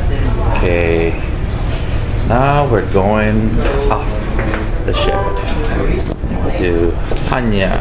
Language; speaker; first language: English; non-native, fluent; Indonesian